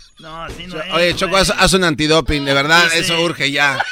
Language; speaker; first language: Spanish; native; Spanish